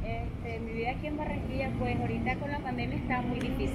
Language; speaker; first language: Spanish; native; Spanish